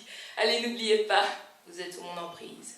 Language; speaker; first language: French; native; French